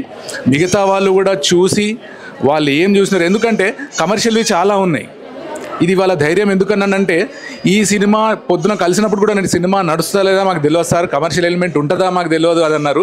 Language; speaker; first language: Telugu; native; Telugu